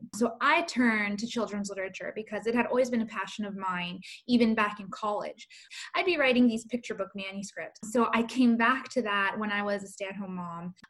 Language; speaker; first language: English; early bilingual, other home language; Spanish